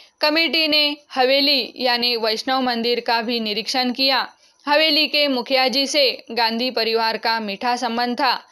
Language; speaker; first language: Hindi; non-native, local second language; Marathi